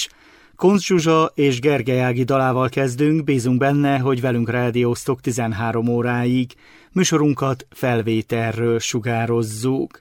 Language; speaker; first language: Hungarian; native; Hungarian